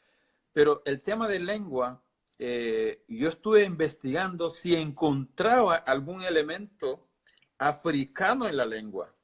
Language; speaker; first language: Spanish; non-native, local second language; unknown